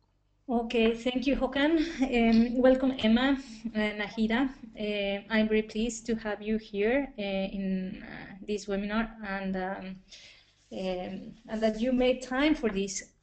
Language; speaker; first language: English; non-native, local second language; Spanish